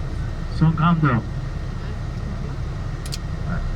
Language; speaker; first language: French; non-native, learner; Arabic